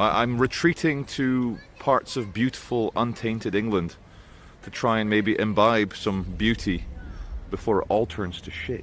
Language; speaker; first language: English; native; English